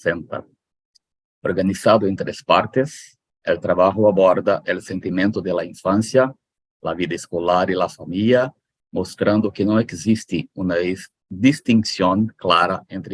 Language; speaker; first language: Spanish; non-native, fluent; Portuguese